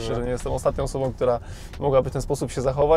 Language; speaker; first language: Polish; native; Polish